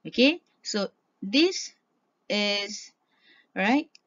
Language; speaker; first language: English; non-native, local second language; Malay